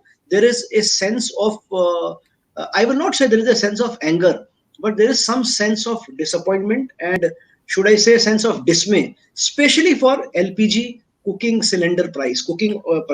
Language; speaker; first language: English; non-native, local second language; Hindi